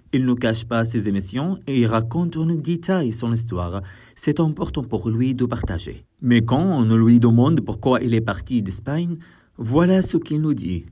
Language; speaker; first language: French; non-native, fluent; Arabic